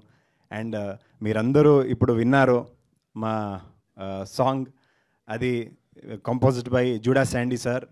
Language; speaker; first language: Telugu; non-native, learner; Kannada